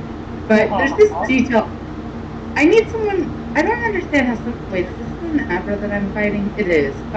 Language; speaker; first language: English; native; English